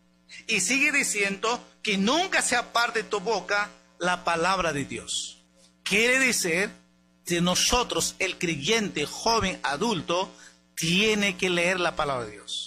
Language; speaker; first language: Spanish; native; Spanish